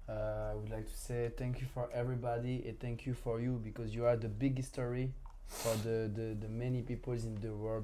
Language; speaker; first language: English; non-native, learner; French